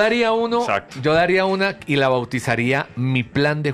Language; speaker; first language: Spanish; native; Spanish